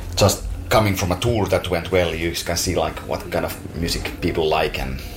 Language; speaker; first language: English; non-native, fluent; Finnish